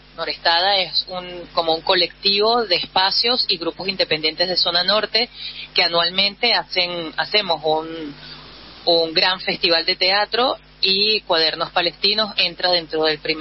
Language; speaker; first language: Spanish; native; Spanish